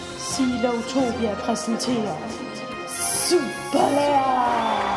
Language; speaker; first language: Danish; native; Danish